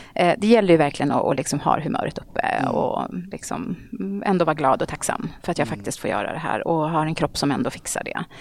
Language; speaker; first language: Swedish; native; Swedish